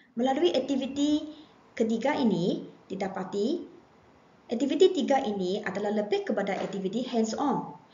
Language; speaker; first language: Malay; non-native, local second language; Chinese